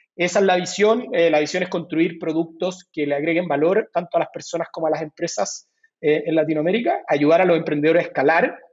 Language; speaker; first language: Spanish; native; Spanish